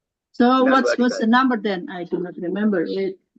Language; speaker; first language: English; non-native, learner; Indonesian